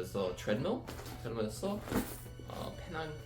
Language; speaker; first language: Korean; non-native, learner; English